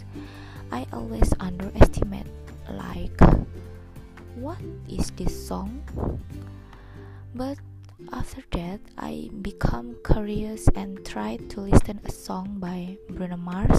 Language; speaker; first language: English; non-native, learner; Indonesian